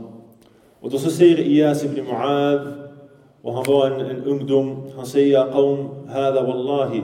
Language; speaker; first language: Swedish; early bilingual, other home language; Arabic